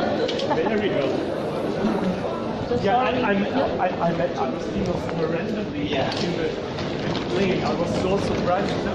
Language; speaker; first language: English; non-native, fluent; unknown